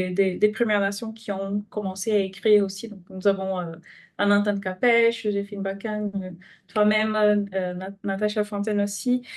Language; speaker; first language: French; non-native, fluent; Portuguese